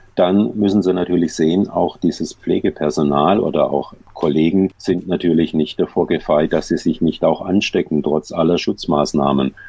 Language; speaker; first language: German; native; German